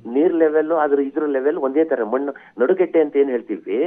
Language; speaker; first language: Kannada; native; Kannada